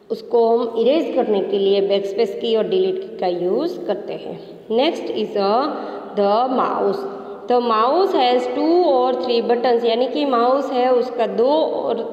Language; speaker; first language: Hindi; non-native, local second language; Gujarati